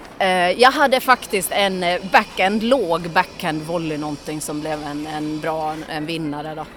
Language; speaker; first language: Swedish; native; Swedish